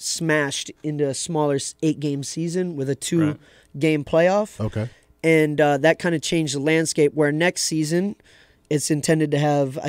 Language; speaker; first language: English; native; English